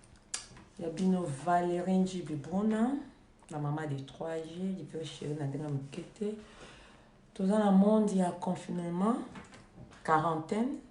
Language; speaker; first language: French; non-native, fluent; Lingala